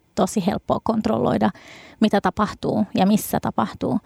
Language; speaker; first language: Finnish; early bilingual, other home language; Arabic